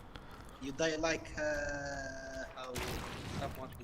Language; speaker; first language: English; non-native, learner; Hindi